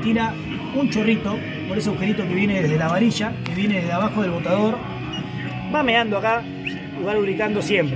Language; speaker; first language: Spanish; native; Spanish